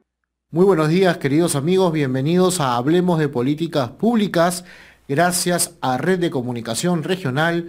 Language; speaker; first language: Spanish; native; Spanish